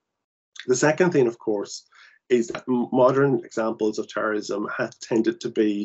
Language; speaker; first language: English; native; English